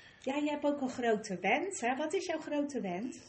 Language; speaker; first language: Dutch; native; Dutch